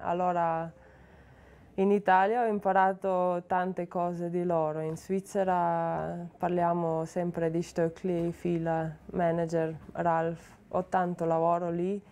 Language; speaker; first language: Italian; non-native, learner; Slovenian